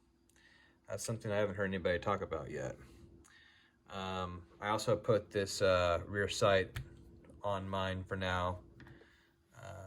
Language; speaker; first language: English; native; English